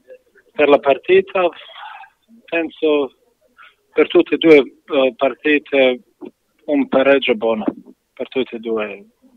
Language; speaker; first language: Italian; non-native, learner; Bosnian